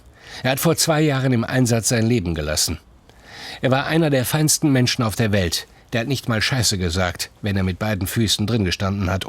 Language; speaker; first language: German; native; German